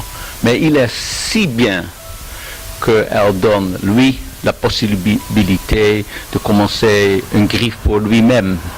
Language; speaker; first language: French; non-native, learner; Dutch